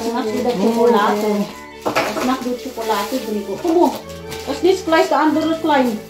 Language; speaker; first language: German; non-native, learner; Filipino